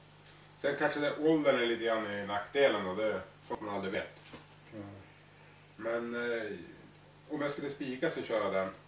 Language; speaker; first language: Swedish; native; Swedish